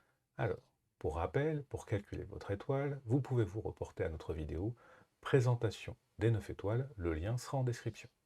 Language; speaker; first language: French; native; French